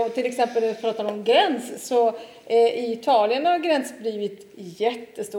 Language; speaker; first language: Swedish; non-native, fluent; Italian